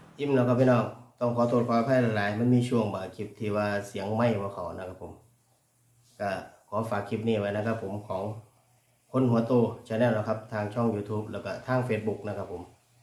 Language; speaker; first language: Thai; native; Thai